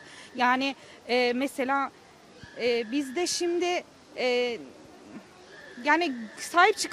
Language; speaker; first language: Turkish; early bilingual, heritage; Turkish